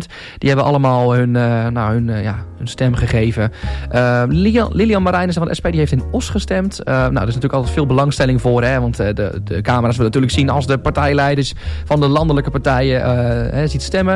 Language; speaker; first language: Dutch; native; Dutch